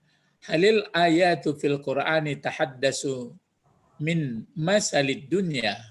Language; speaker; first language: Arabic; non-native, fluent; Indonesian